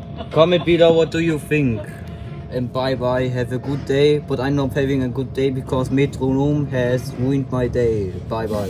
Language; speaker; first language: English; non-native, learner; German